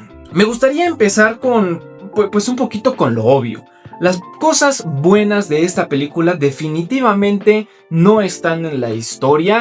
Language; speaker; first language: Spanish; native; Spanish